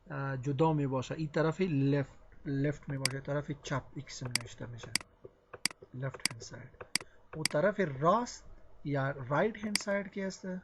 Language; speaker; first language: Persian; non-native, local second language; Pashto